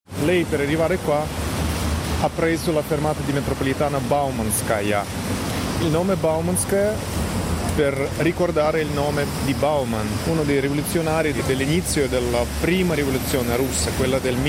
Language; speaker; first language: Italian; non-native, fluent; Russian